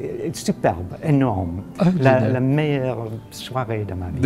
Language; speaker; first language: French; non-native, fluent; English